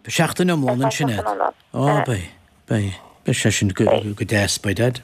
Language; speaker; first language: Irish; native; Irish